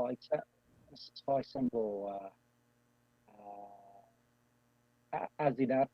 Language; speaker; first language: English; non-native, learner; Vietnamese